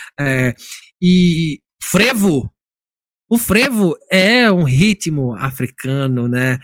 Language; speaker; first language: Portuguese; native; Portuguese